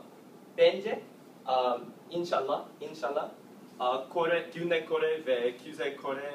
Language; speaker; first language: Turkish; non-native, learner; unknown